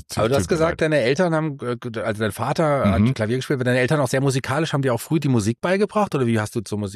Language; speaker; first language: German; native; German